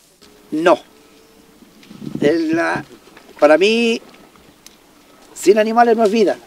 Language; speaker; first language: Spanish; native; Spanish